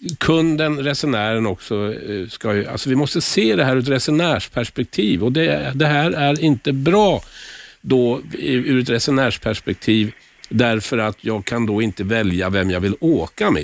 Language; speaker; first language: Swedish; native; Swedish